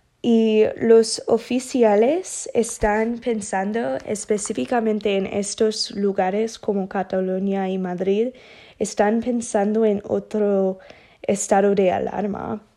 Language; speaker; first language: Spanish; non-native, learner; English